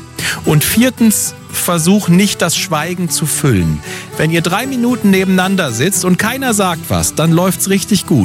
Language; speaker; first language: German; native; German